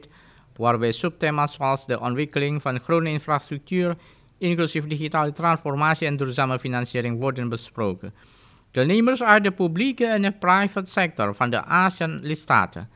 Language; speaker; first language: Dutch; non-native, fluent; Indonesian